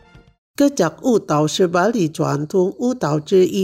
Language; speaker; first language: Chinese; non-native, fluent; Indonesian